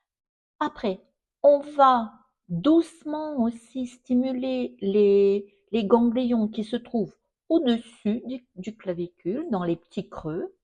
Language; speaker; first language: French; non-native, fluent; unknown